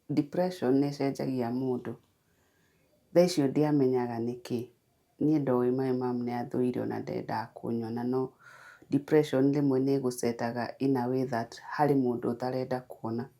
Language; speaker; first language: Kikuyu; native; Kikuyu